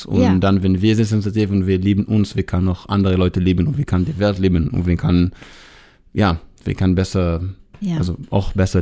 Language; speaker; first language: German; non-native, learner; Hebrew